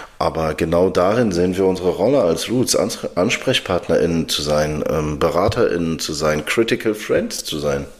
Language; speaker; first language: German; early bilingual, other home language; Arabic